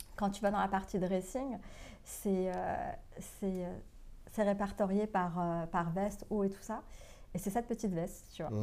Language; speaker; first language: French; non-native, local second language; Arabic